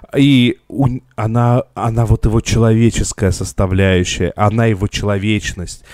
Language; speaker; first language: Russian; native; Russian